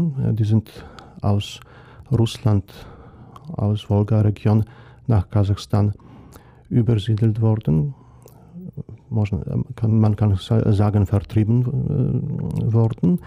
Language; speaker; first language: German; non-native, fluent; Polish